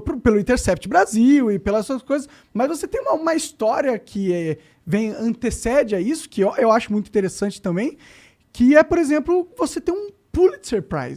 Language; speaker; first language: Portuguese; native; Portuguese